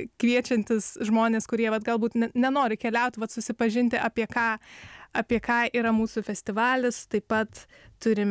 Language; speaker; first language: Lithuanian; native; Lithuanian